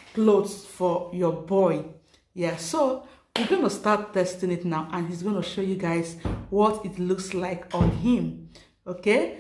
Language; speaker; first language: English; non-native, local second language; Igbo